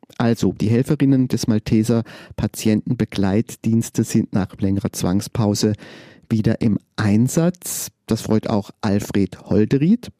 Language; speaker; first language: German; native; German